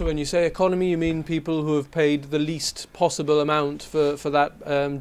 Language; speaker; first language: English; native; English